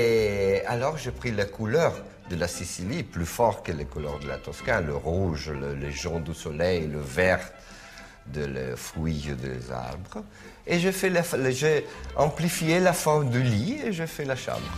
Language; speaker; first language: French; non-native, learner; Italian